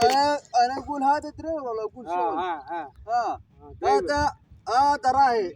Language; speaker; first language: Arabic; non-native, learner; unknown